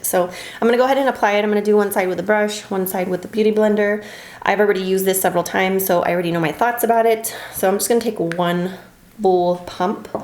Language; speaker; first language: English; native; English